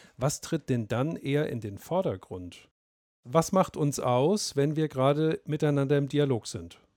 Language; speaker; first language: German; native; German